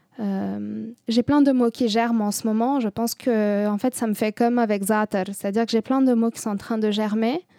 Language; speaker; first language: French; non-native, local second language; Arabic